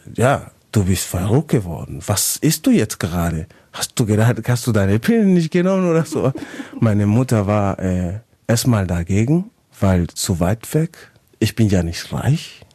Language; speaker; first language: German; non-native, fluent; Spanish